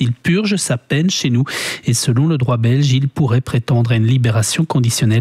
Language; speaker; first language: French; native; French